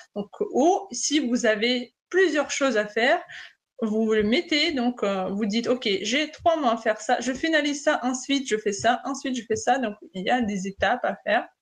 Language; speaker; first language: French; non-native, fluent; Russian